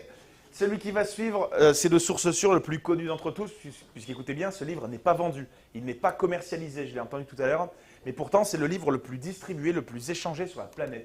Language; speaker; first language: French; native; French